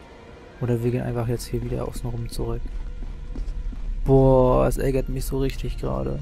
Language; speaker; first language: German; native; German